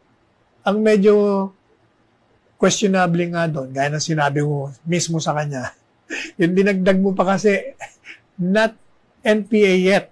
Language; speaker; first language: Filipino; native; Filipino